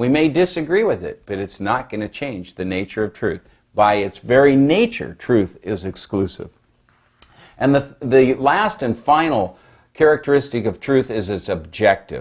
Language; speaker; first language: English; native; English